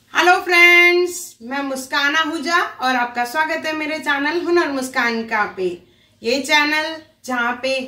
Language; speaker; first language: Hindi; non-native, local second language; Sindhi